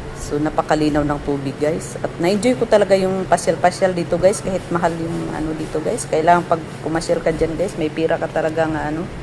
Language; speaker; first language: Filipino; non-native, local second language; Cebuano